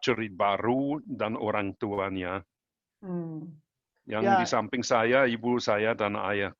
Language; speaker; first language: Indonesian; non-native, learner; German